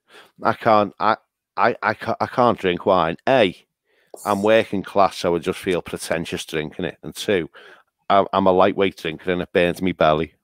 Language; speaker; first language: English; native; English